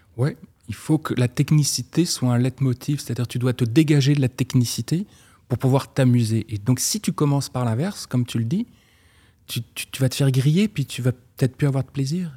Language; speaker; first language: French; native; French